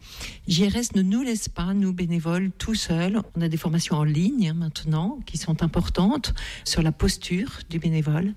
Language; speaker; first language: French; native; French